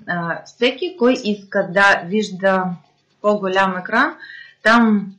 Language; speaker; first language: Bulgarian; non-native, fluent; Russian